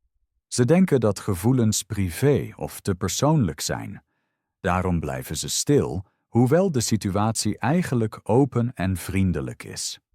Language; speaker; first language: Dutch; non-native, fluent; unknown